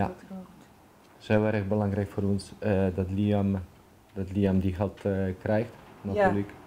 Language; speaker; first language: Dutch; non-native, learner; Polish